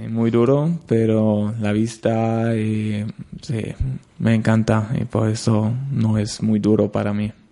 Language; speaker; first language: Spanish; non-native, learner; German